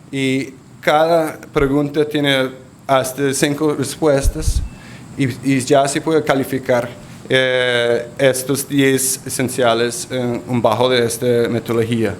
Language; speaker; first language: Spanish; non-native, local second language; English